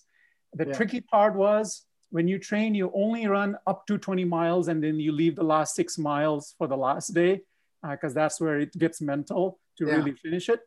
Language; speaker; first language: English; non-native, local second language; Punjabi